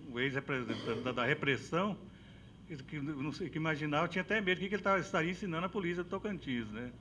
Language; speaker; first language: Portuguese; native; Portuguese